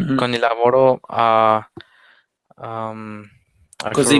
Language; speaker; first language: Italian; non-native, learner; Spanish